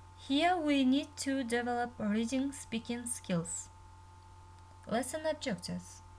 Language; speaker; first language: English; non-native, learner; Kazakh